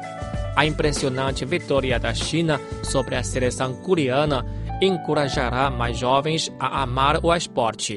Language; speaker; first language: Portuguese; non-native, fluent; Chinese